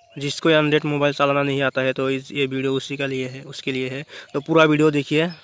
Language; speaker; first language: Hindi; non-native, local second language; Bangla